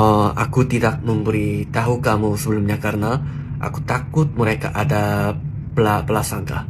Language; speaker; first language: Indonesian; non-native, learner; Korean